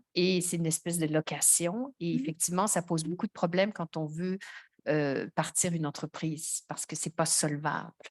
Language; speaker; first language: French; native; French